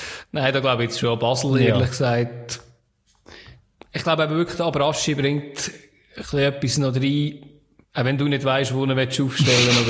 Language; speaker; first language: German; native; German